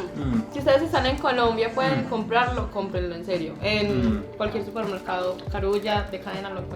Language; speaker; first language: Spanish; native; Spanish